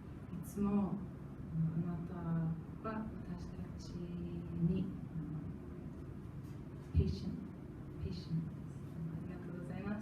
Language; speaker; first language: Japanese; non-native, learner; English